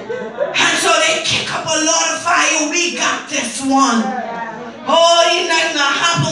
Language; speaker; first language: English; native; English